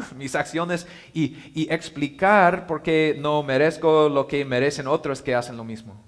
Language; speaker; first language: Spanish; non-native, learner; English